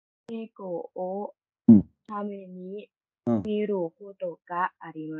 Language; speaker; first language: Japanese; non-native, learner; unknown